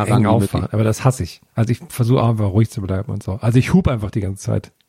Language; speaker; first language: German; native; German